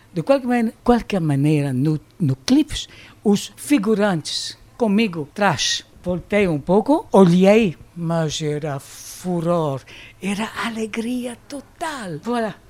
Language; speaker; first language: Portuguese; non-native, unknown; French